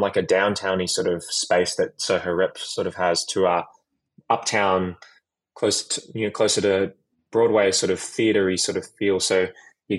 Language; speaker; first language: English; native; English